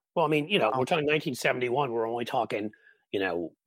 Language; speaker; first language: English; native; English